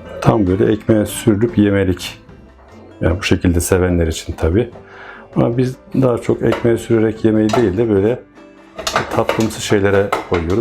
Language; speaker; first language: Turkish; native; Turkish